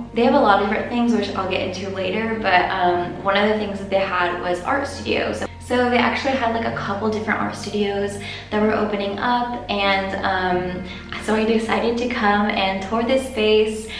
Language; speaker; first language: English; native; English